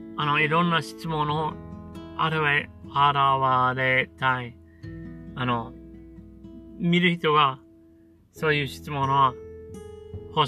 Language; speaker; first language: Japanese; non-native, learner; English